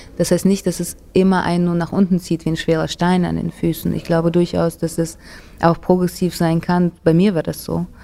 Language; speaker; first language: German; early bilingual, other home language; Russian